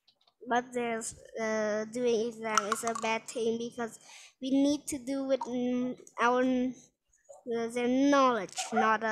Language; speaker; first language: English; non-native, learner; Vietnamese